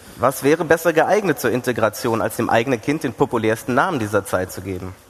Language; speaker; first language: German; early bilingual, other home language; Greek